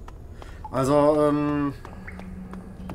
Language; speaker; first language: German; native; German